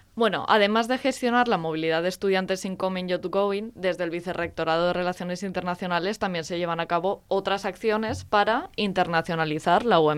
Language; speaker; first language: Spanish; native; Spanish